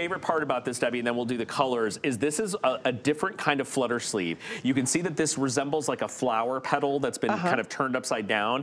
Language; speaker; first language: English; native; English